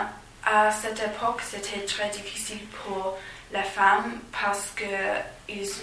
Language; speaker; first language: French; non-native, fluent; English